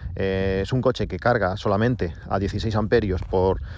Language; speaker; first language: Spanish; native; Spanish